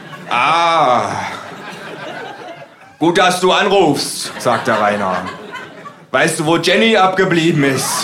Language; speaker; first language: German; native; German